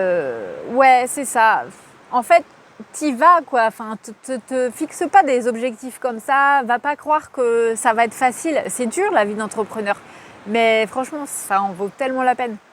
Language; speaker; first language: French; native; French